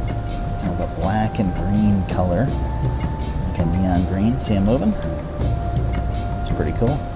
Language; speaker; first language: English; native; English